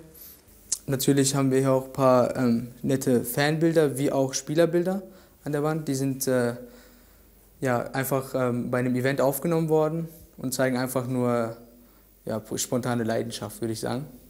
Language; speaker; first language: German; native; German